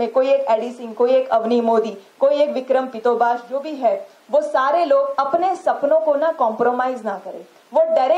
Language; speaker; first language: Hindi; native; Hindi